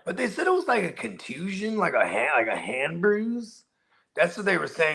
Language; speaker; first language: English; native; English